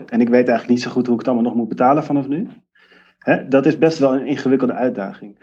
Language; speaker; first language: Dutch; native; Dutch